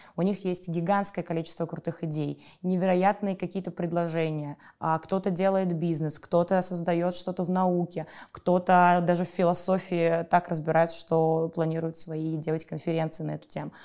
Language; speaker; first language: Russian; native; Russian